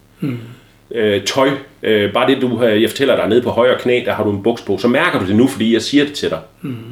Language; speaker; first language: Danish; native; Danish